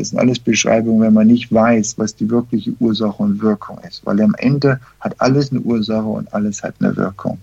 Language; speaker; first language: German; early bilingual, heritage; German